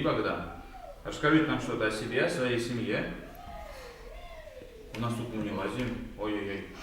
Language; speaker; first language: Russian; native; Russian